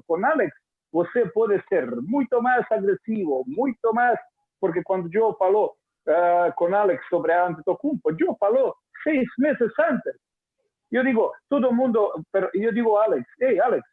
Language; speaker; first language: Portuguese; non-native, learner; Croatian